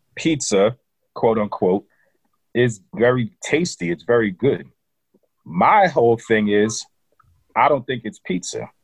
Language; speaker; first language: English; native; English